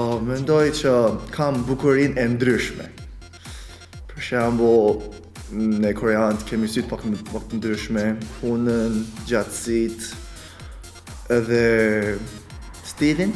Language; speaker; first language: Albanian; early bilingual, other home language; Korean